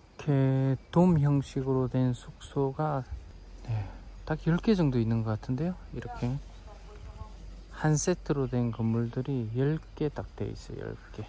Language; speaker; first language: Korean; native; Korean